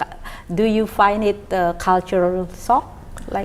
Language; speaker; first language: English; non-native, fluent; Indonesian